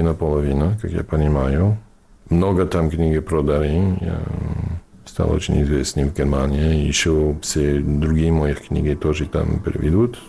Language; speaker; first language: Russian; non-native, fluent; English